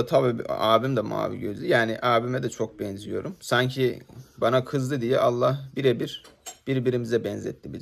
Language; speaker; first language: Turkish; native; Turkish